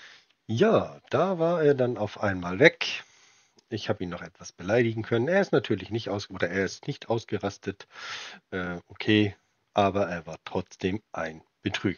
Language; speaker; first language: German; native; German